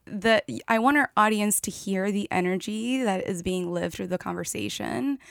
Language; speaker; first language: English; native; English